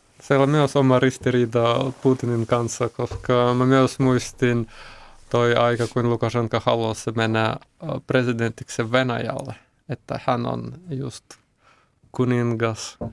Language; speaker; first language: Finnish; non-native, learner; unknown